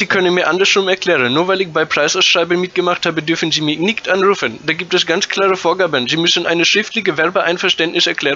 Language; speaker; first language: German; native; German